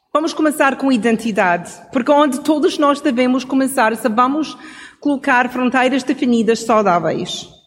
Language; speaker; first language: Portuguese; non-native, fluent; English